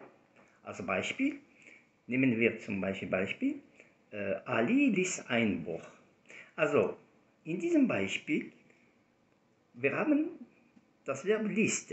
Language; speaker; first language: German; non-native, fluent; Arabic